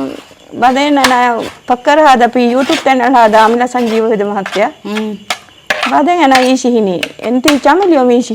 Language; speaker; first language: Arabic; non-native, learner; Sinhala